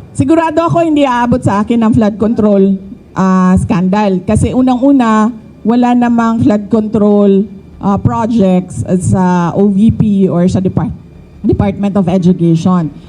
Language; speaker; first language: Filipino; non-native, local second language; Cebuano